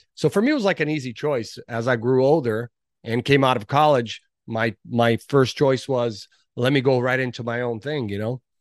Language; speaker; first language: English; early bilingual, other home language; Portuguese